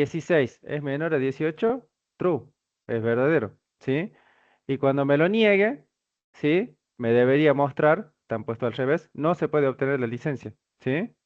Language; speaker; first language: Spanish; native; Spanish